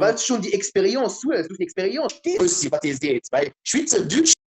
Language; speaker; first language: German; non-native, local second language; Luxembourgish